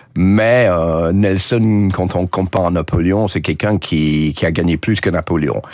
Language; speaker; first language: French; non-native, fluent; English